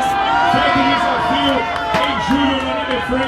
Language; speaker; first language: Portuguese; native; Portuguese